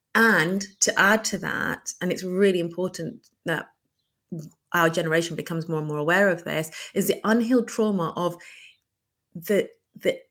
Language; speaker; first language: English; native; English